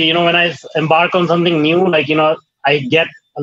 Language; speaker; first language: English; non-native, local second language; Hindi